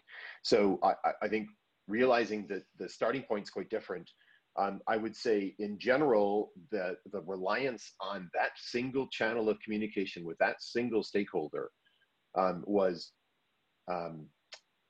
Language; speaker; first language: English; native; English